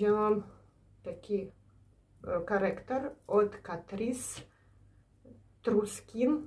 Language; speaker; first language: Polish; non-native, learner; Ukrainian